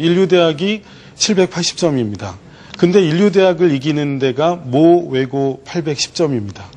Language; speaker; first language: Korean; native; Korean